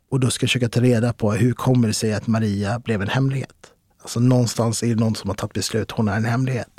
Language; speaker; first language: Swedish; early bilingual, other home language; Arabic